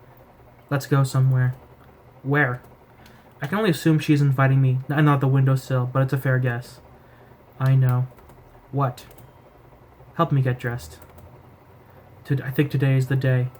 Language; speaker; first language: English; native; English